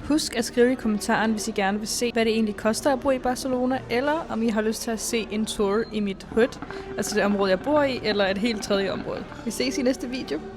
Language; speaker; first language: Danish; early bilingual, other home language; Arabic